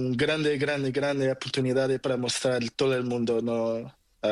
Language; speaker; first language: Spanish; non-native, learner; Portuguese